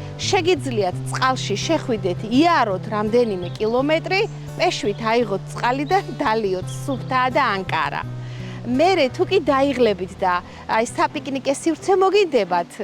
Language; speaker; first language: Georgian; native; Georgian